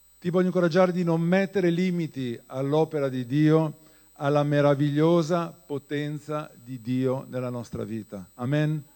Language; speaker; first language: Italian; native; Italian